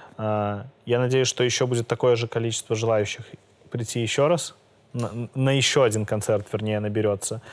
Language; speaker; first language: Russian; native; Russian